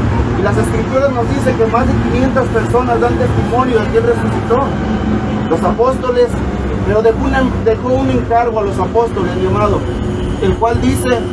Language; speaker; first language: Spanish; native; Spanish